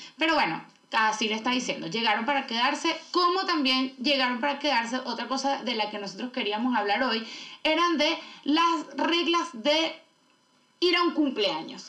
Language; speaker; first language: Spanish; native; Spanish